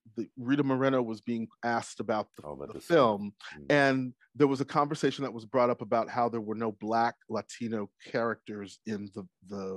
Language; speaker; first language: English; native; English